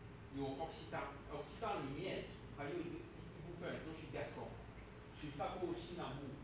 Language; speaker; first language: Chinese; non-native, fluent; French